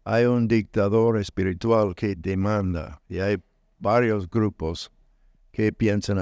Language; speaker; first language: Spanish; non-native, learner; English